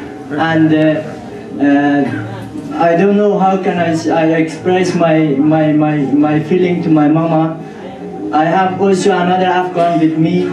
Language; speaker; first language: English; non-native, learner; Pashto